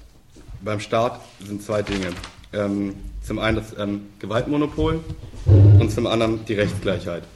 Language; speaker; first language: German; native; German